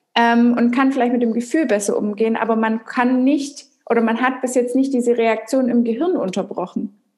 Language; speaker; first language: German; native; German